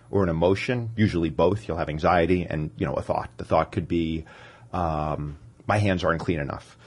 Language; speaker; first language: English; native; English